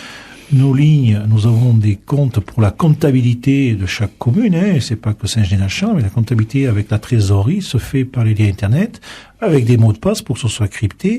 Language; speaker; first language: French; native; French